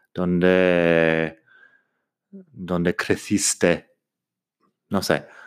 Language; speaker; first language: Spanish; non-native, fluent; English